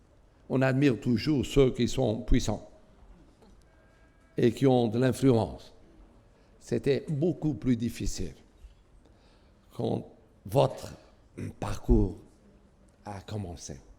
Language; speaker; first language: French; non-native, fluent; Portuguese